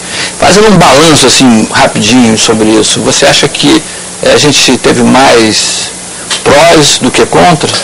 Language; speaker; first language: Portuguese; native; Portuguese